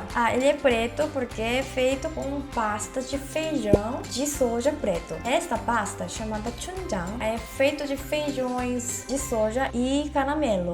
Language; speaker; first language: Portuguese; non-native, fluent; Korean